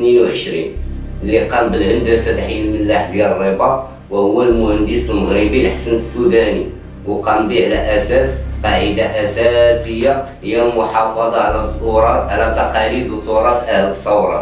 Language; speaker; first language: Arabic; native; Arabic